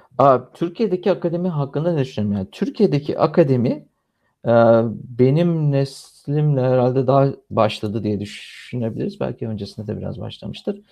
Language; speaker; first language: Turkish; native; Turkish